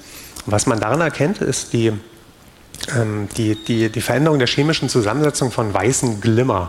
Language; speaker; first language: German; native; German